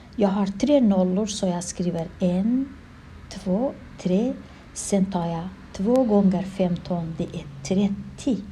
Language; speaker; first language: Swedish; non-native, learner; Kurdish